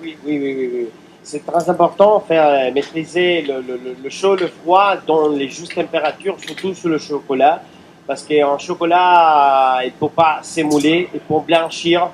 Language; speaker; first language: French; non-native, fluent; Italian